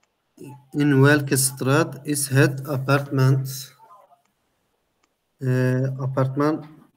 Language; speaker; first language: Dutch; non-native, learner; Turkish